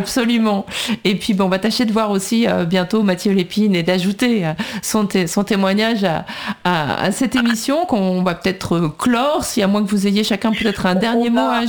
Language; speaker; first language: French; native; French